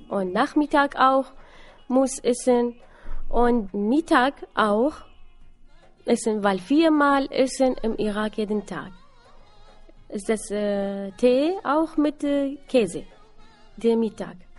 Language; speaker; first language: German; non-native, learner; Assyrian Neo-Aramaic